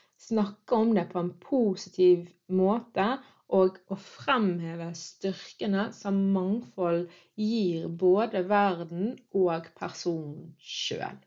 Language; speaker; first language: Norwegian; early bilingual, other home language; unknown